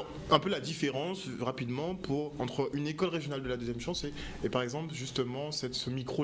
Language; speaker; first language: French; native; French